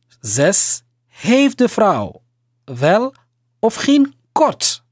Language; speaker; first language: Dutch; non-native, learner; Somali